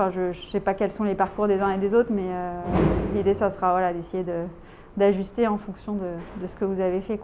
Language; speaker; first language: French; native; French